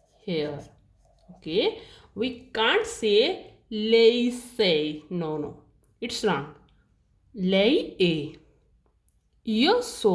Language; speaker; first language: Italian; non-native, learner; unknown